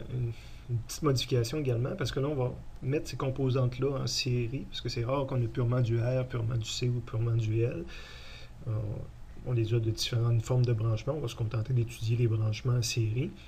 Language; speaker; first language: French; native; French